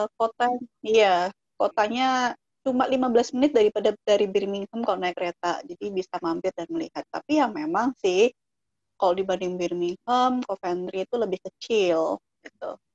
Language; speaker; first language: Indonesian; native; Indonesian